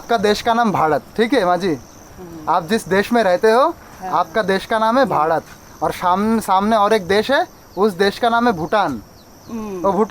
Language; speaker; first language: Hindi; non-native, local second language; Bangla